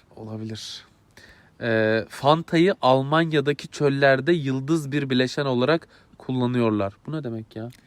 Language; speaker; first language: Turkish; native; Turkish